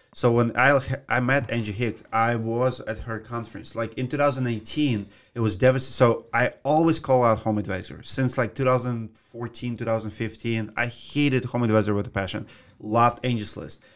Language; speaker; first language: English; non-native, fluent; Russian